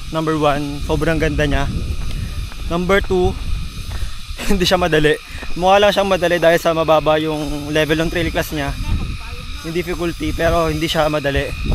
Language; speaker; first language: Filipino; native; Filipino